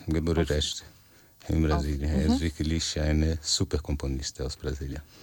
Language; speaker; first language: German; non-native, fluent; Portuguese